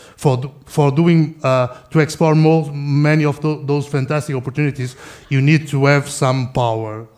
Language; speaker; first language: English; non-native, fluent; Portuguese